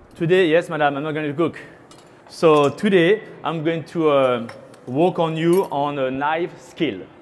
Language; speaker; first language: English; non-native, fluent; French